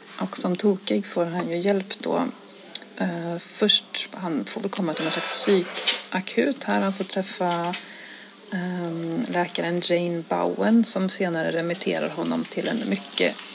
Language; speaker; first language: Swedish; native; Swedish